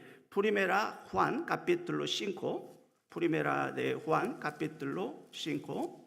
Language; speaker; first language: Spanish; non-native, learner; Korean